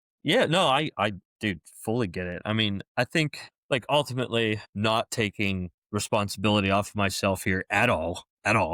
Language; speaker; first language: English; native; English